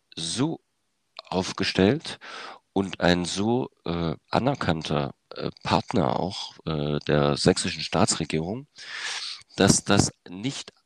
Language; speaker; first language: German; native; German